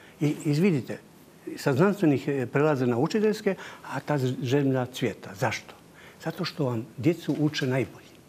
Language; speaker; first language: Croatian; native; Croatian